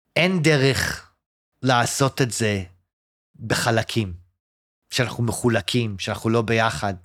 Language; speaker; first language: Hebrew; early bilingual, other home language; English